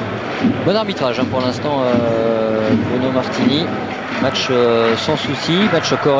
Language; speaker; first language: French; native; French